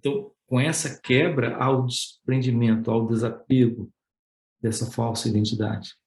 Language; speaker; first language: Portuguese; native; Portuguese